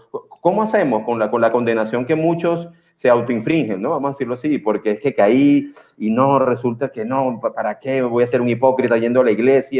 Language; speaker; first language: Spanish; native; Spanish